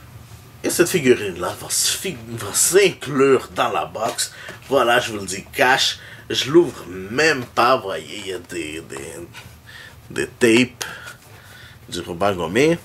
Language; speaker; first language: French; native; French